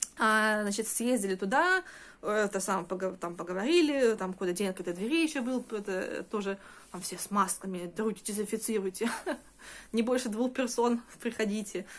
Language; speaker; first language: Russian; early bilingual, heritage; Russian